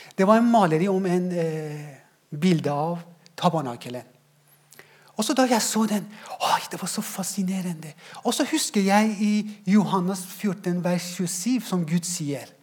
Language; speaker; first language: Norwegian; non-native, fluent; Persian